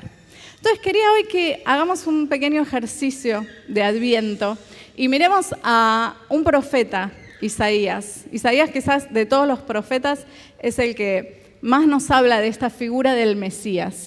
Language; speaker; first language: Spanish; native; Spanish